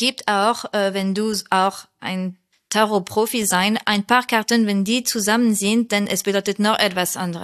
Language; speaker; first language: German; non-native, fluent; French